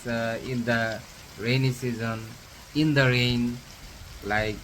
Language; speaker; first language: English; non-native, learner; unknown